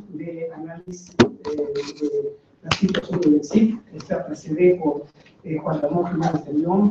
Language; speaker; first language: French; non-native, learner; Spanish